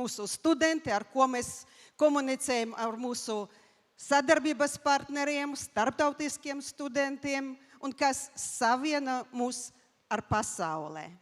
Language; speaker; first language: Latvian; non-native, local second language; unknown